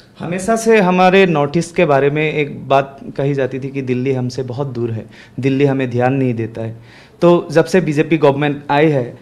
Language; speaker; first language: Hindi; non-native, local second language; Assamese